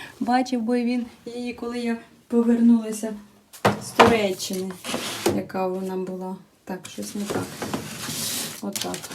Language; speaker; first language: Ukrainian; non-native, local second language; Russian